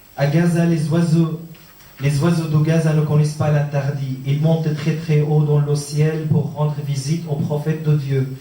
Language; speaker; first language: French; non-native, fluent; Arabic